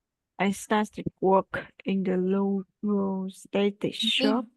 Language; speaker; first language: English; non-native, learner; Vietnamese